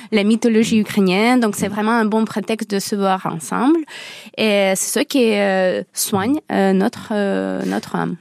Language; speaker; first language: French; non-native, fluent; Ukrainian